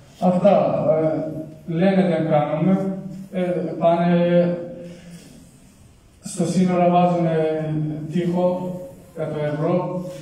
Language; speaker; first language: Greek; non-native, learner; Kurdish